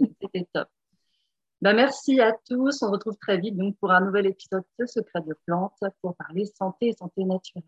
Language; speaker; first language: French; native; French